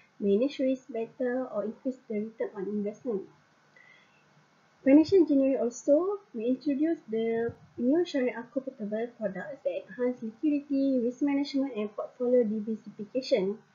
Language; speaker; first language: English; non-native, local second language; Malay